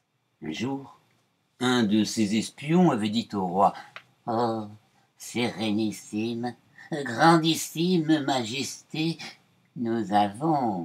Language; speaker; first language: French; native; French